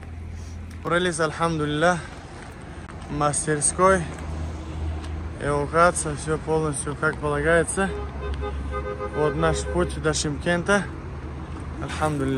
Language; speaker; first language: Russian; non-native, fluent; Tajik